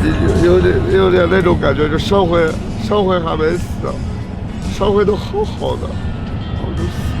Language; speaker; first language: Chinese; native; Chinese